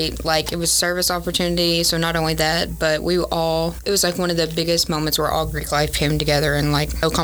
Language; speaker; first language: English; native; English